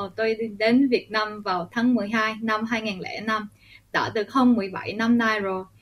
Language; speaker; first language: Vietnamese; early bilingual, other home language; Korean